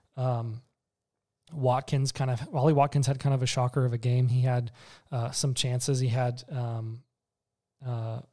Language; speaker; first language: English; native; English